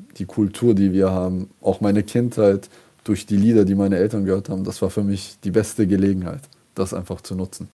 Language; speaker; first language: German; early bilingual, other home language; Kurdish